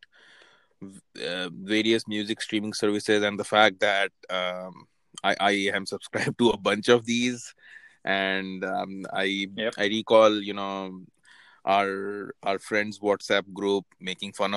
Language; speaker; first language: English; non-native, local second language; Hindi